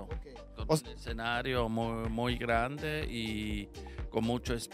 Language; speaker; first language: Spanish; non-native, fluent; German